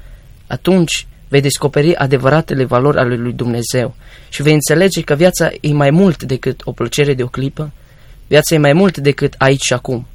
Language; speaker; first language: Romanian; native; Romanian